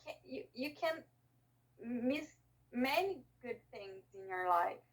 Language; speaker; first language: English; non-native, learner; Portuguese